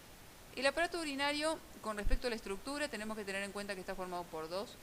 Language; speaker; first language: Spanish; native; Spanish